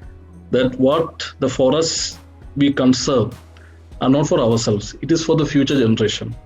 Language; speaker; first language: English; non-native, local second language; Malayalam